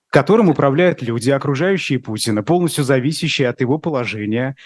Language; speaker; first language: Russian; native; Russian